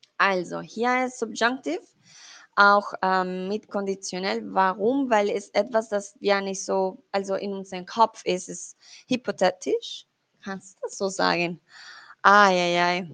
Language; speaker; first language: German; non-native, learner; Spanish